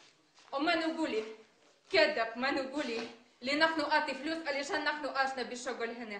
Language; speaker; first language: Arabic; non-native, learner; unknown